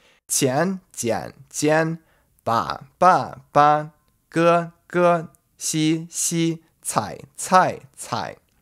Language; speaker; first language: Chinese; early bilingual, heritage; Chinese